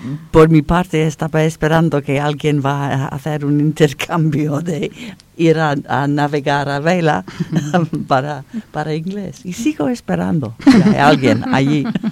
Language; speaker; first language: Spanish; non-native, fluent; English